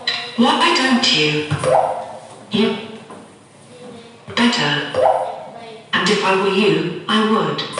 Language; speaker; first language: English; non-native, fluent; Indonesian